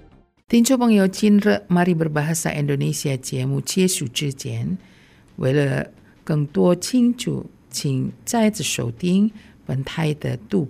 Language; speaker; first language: Chinese; non-native, fluent; Indonesian